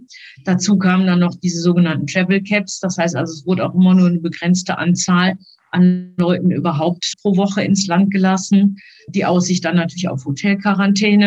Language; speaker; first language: German; native; German